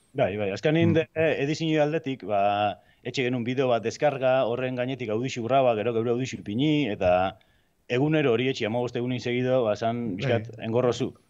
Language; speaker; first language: Basque; native; Basque